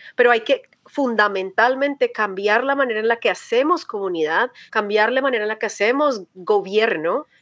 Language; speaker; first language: Spanish; native; Spanish